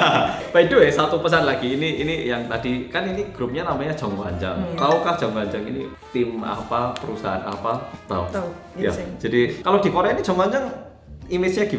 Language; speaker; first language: Indonesian; native; Indonesian